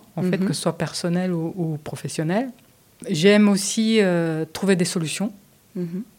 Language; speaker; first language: French; early bilingual, other home language; Romanian